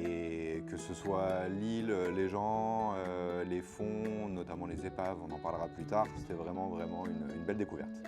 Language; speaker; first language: French; native; French